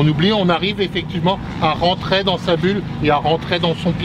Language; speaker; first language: French; native; French